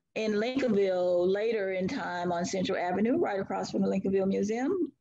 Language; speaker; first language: English; native; English